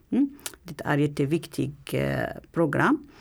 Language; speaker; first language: Swedish; non-native, learner; Arabic